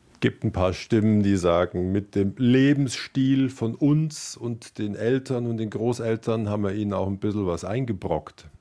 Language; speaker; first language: German; native; German